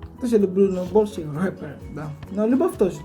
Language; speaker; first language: Russian; non-native, learner; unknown